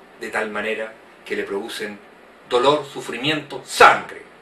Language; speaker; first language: Spanish; native; Spanish